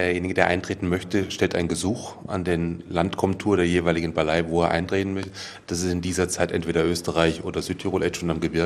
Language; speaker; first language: German; native; German